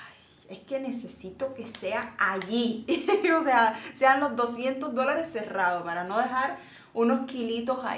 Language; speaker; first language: Spanish; native; Spanish